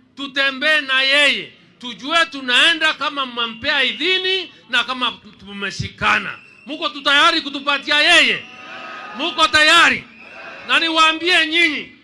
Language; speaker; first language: Swahili; non-native, local second language; Kikuyu